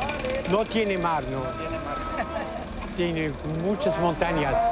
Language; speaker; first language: Spanish; non-native, fluent; German